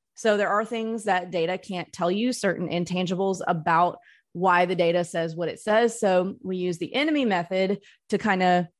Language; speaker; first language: English; native; English